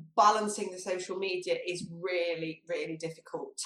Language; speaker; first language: English; native; English